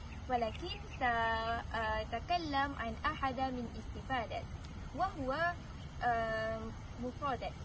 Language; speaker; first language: Arabic; non-native, learner; Malay